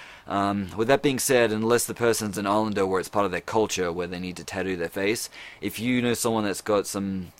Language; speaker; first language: English; native; English